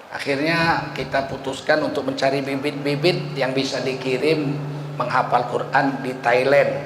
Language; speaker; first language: Indonesian; native; Indonesian